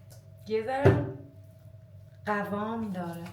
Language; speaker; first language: Persian; native; Persian